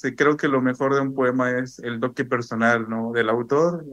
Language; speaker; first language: Spanish; non-native, local second language; Zapotec